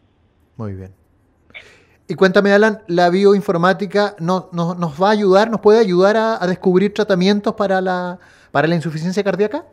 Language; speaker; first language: Spanish; native; Spanish